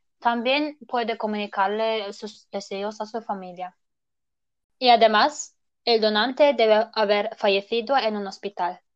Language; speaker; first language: Spanish; non-native, learner; German